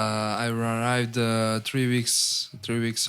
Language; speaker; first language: English; non-native, learner; Serbian